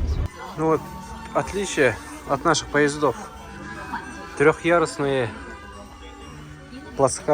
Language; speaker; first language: Russian; native; Russian